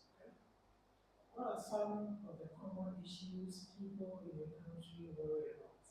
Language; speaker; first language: English; non-native, fluent; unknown